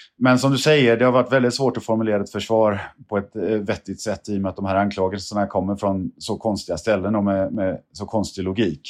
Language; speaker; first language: Swedish; native; Swedish